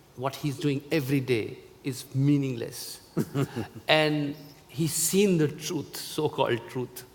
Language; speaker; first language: English; non-native, local second language; Hindi